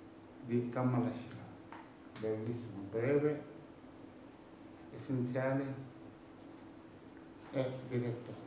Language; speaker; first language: Italian; non-native, learner; Tibetan